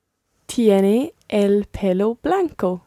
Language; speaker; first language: Spanish; non-native, learner; English